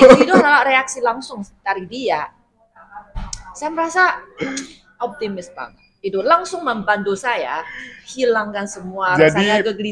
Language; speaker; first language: Indonesian; non-native, fluent; Chinese